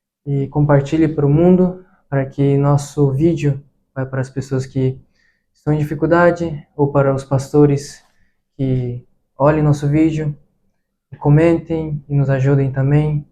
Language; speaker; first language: Portuguese; early bilingual, heritage; Portuguese